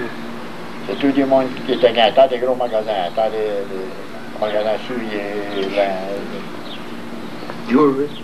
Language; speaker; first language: French; native; French